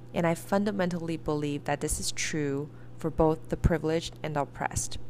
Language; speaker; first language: English; early bilingual, other home language; Chinese